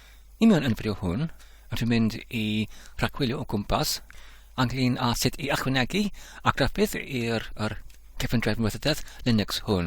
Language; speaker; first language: Welsh; non-native, learner; English